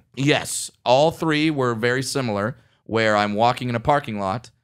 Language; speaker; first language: English; native; English